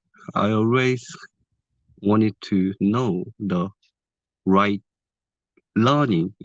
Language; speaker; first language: English; non-native, learner; Korean